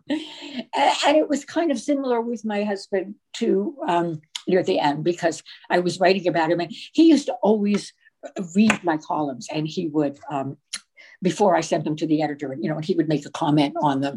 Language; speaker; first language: English; native; English